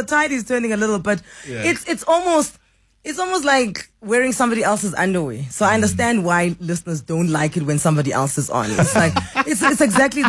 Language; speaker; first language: English; non-native, local second language; Xhosa